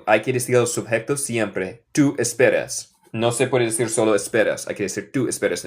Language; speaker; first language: Spanish; non-native, fluent; English